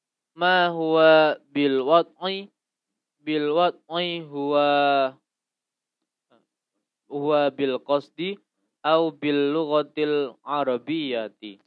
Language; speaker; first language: Arabic; non-native, learner; Indonesian